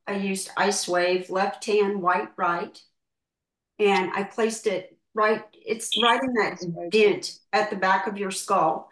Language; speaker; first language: English; native; English